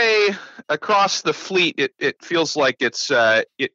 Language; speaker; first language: English; native; English